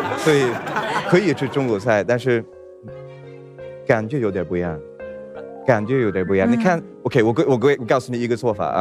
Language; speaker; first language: Chinese; non-native, fluent; Swedish